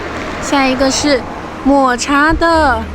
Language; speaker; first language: Chinese; native; Chinese